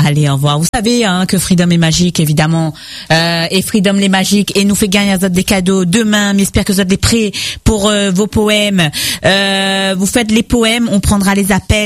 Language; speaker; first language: French; native; French